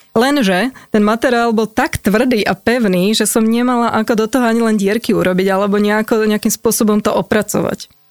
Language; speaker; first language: Slovak; native; Slovak